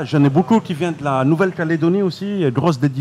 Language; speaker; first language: French; native; French